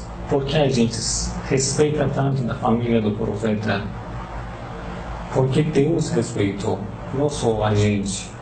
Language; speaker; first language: Portuguese; non-native, learner; Persian